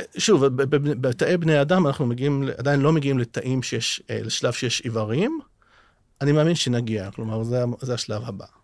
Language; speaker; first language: Hebrew; non-native, local second language; Arabic